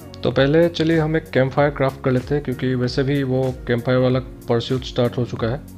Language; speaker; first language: Hindi; non-native, local second language; Assamese